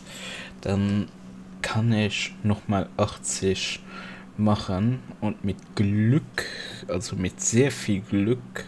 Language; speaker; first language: German; non-native, local second language; Luxembourgish